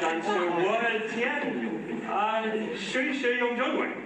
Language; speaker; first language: Chinese; non-native, learner; English